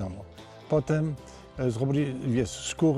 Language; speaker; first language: Polish; early bilingual, heritage; Polish